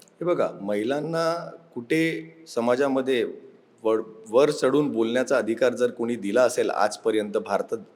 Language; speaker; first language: Marathi; non-native, local second language; Urdu